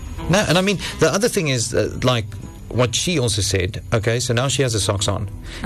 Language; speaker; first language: English; non-native, local second language; Afrikaans